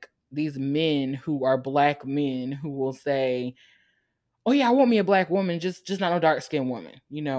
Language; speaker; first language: English; native; English